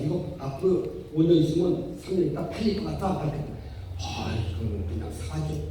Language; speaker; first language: Korean; native; Korean